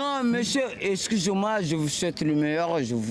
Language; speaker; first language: French; non-native, local second language; Comorian